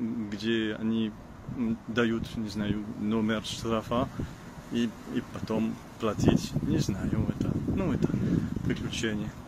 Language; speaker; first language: Russian; non-native, learner; French